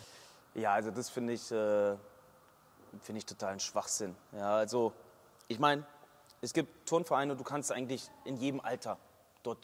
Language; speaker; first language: German; native; German